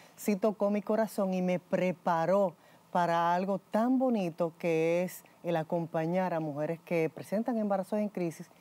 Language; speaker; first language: Spanish; native; Spanish